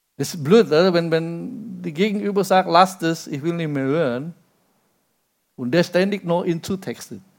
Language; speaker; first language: German; non-native, fluent; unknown